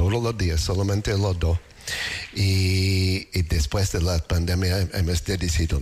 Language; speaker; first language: Spanish; non-native, learner; English